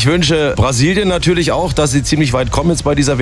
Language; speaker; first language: German; native; German